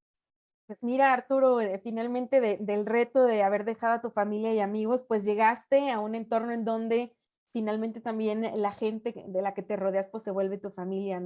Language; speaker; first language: Spanish; native; Spanish